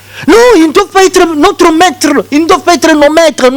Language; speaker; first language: French; non-native, local second language; Lingala